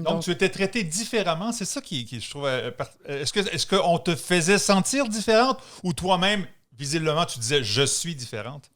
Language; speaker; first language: French; native; French